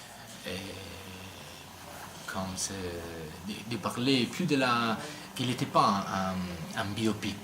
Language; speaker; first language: French; non-native, learner; Italian